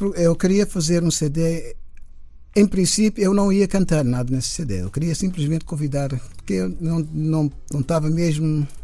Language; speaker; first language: Portuguese; non-native, local second language; Kabuverdianu